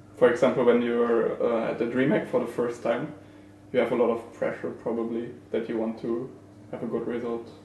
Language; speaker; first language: English; non-native, fluent; German